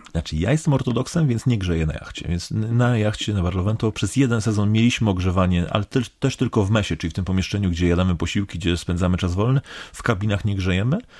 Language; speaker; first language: Polish; native; Polish